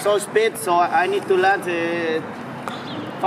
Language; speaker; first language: English; non-native, learner; Spanish